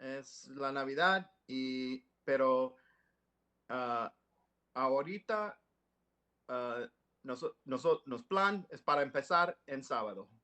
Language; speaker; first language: Spanish; non-native, learner; English